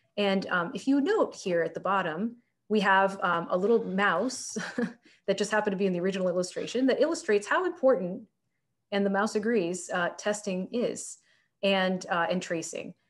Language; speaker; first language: English; native; English